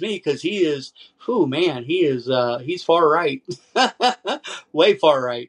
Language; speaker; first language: English; native; English